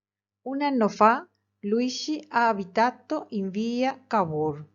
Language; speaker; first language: Italian; non-native, fluent; Spanish